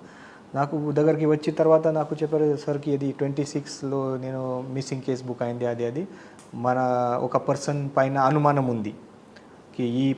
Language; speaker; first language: Telugu; non-native, learner; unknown